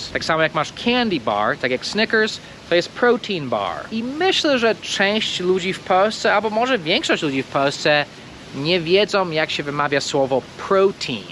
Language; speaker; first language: Polish; non-native, fluent; English